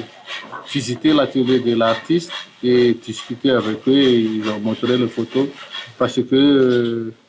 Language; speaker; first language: French; non-native, local second language; Malagasy